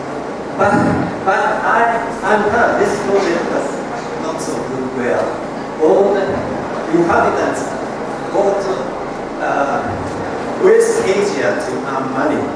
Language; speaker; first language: English; non-native, learner; Japanese